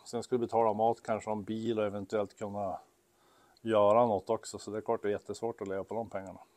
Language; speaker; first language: Swedish; native; Swedish